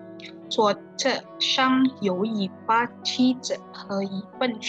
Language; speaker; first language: Chinese; non-native, learner; Indonesian